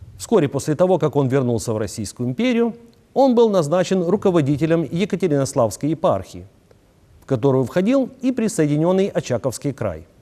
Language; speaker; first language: Russian; native; Russian